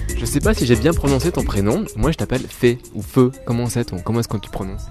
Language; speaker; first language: French; native; French